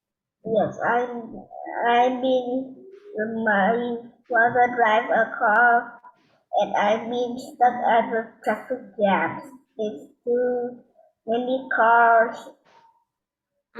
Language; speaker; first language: English; non-native, learner; Vietnamese